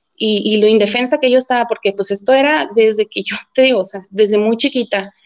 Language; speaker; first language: Spanish; early bilingual, heritage; Spanish